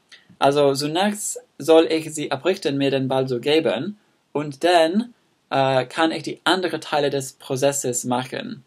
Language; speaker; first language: German; non-native, learner; English